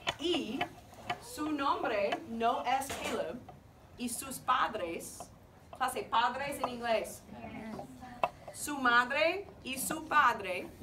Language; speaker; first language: Spanish; non-native, fluent; English